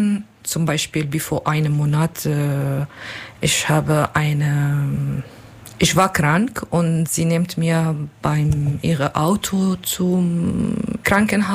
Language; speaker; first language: German; non-native, learner; Kurdish